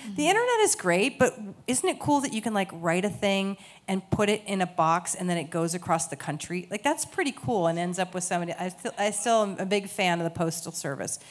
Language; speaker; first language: English; native; English